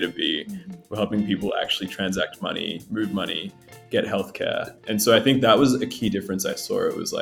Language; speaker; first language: English; native; English